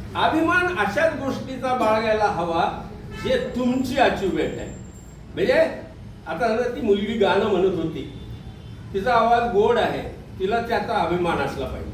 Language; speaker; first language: Marathi; non-native, local second language; Urdu